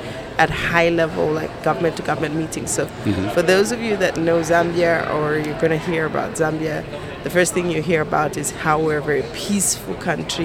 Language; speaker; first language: English; non-native, local second language; Bemba